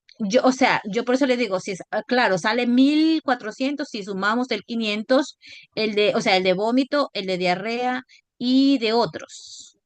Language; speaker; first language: Spanish; native; Spanish